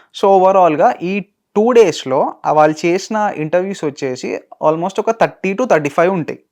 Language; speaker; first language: Telugu; native; Telugu